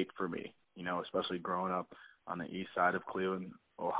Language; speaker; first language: English; native; English